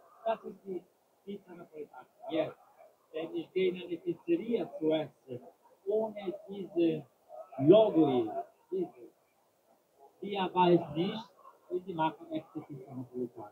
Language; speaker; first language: German; non-native, learner; Italian